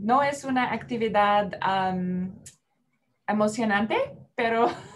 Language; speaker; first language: Spanish; non-native, learner; English